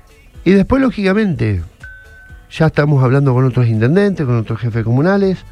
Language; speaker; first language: Spanish; native; Spanish